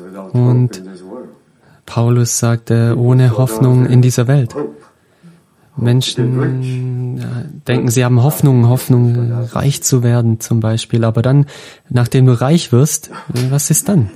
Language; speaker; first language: German; non-native, fluent; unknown